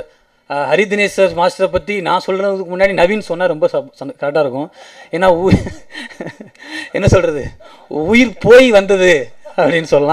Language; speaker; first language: Tamil; native; Tamil